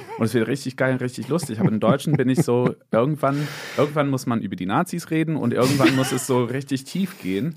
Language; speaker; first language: German; non-native, fluent; English